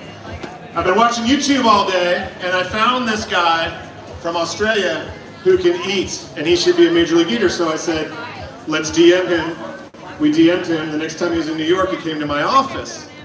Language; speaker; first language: English; native; English